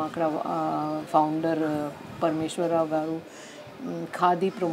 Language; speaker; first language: Telugu; non-native, learner; Hindi